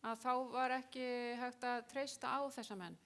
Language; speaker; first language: Icelandic; non-native, fluent; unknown